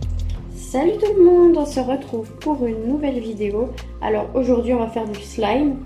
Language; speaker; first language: French; native; French